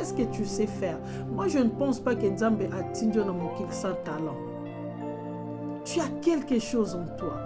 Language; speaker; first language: French; non-native, local second language; Lingala